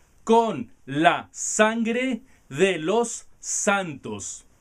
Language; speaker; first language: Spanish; non-native, learner; English